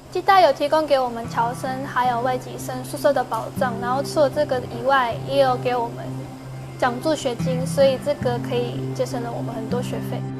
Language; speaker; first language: Chinese; non-native, fluent; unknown